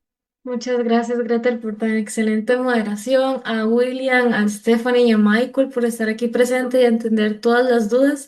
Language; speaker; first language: Spanish; native; Spanish